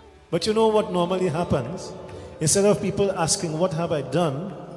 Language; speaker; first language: English; native; English